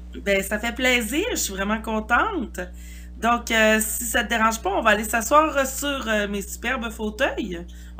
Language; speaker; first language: French; native; French